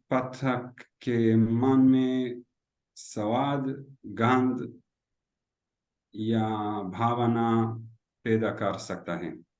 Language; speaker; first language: Hindi; non-native, learner; Hebrew